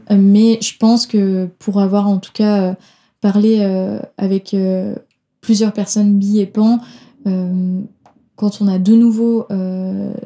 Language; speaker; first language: French; non-native, fluent; Danish